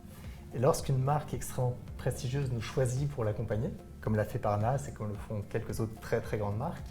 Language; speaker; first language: French; native; French